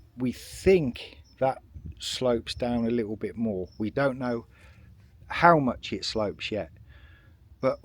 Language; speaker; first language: English; native; English